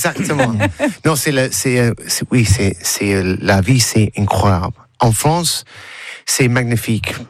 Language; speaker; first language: French; non-native, learner; English